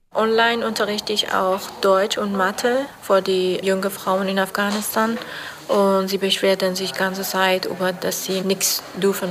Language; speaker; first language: German; non-native, learner; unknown